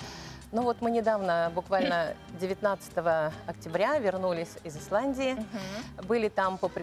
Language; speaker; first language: Russian; native; Russian